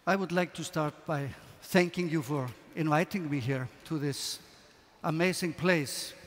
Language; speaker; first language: English; non-native, fluent; Icelandic